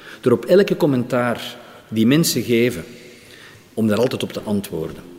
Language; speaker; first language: Dutch; native; Dutch